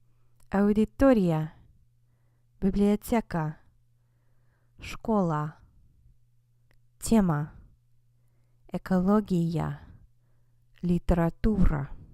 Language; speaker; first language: Russian; non-native, fluent; English